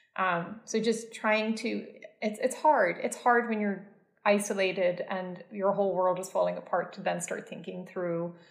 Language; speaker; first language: English; native; English